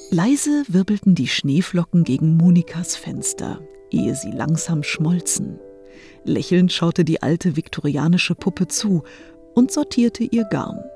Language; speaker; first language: German; native; German